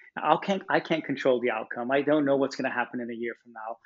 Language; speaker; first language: English; non-native, fluent; Danish